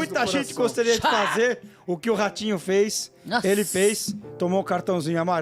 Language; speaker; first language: Portuguese; native; Portuguese